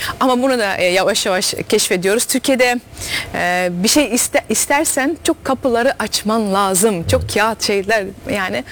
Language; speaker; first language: Turkish; early bilingual, heritage; Dutch